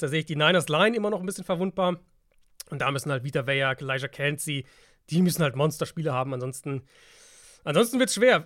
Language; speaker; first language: German; native; German